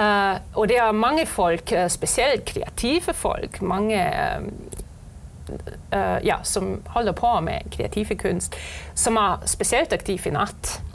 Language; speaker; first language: Norwegian; non-native, fluent; German